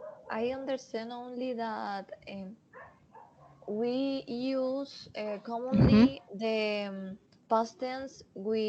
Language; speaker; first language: English; non-native, learner; Spanish